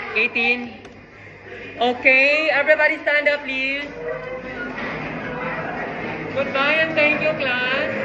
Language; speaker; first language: English; non-native, local second language; Filipino